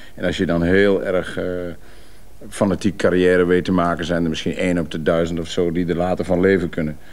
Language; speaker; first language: Dutch; native; Dutch